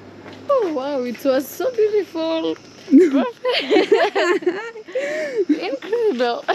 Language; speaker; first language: English; non-native, learner; French